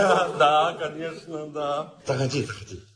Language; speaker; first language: Russian; non-native, learner; Chinese